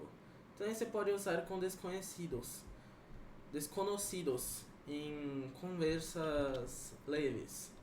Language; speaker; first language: Spanish; non-native, learner; Portuguese